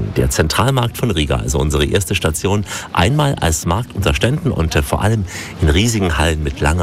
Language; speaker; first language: German; native; German